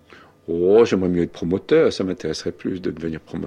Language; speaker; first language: French; native; French